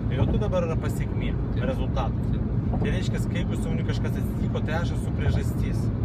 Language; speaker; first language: Lithuanian; non-native, local second language; Russian